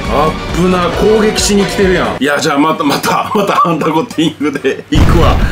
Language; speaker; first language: Japanese; native; Japanese